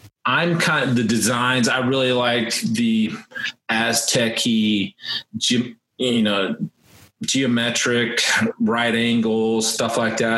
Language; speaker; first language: English; native; English